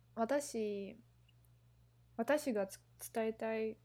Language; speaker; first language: Japanese; non-native, learner; Russian